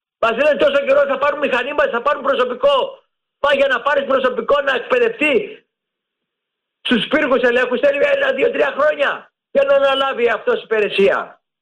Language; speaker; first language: Greek; native; Greek